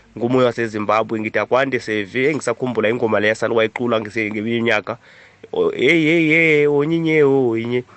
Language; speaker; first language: Zulu; non-native, local second language; South Ndebele